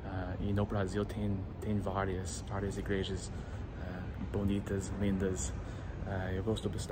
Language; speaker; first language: Portuguese; non-native, learner; English